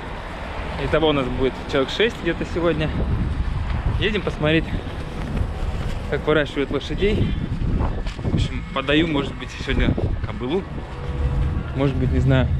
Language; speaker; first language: Russian; native; Russian